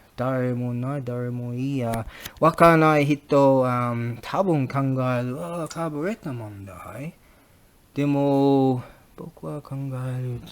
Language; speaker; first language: Japanese; non-native, learner; English